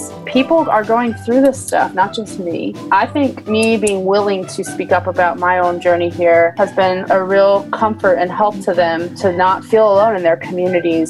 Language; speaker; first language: English; native; English